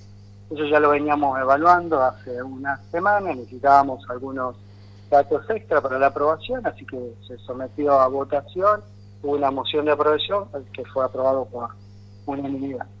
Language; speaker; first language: Spanish; native; Spanish